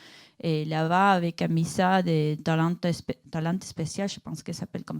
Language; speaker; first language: French; non-native, learner; Spanish